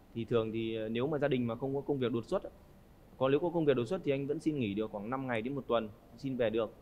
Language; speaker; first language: Vietnamese; native; Vietnamese